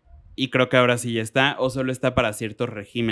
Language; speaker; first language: Spanish; native; Spanish